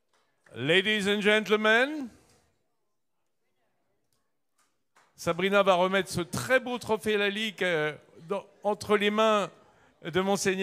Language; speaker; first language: French; native; French